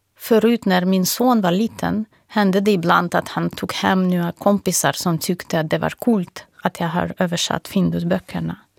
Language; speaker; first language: Swedish; non-native, fluent; Russian